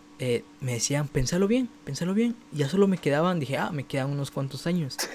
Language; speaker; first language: Spanish; native; Spanish